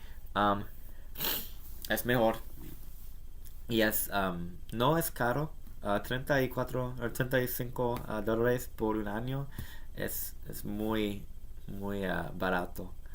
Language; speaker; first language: Spanish; non-native, learner; English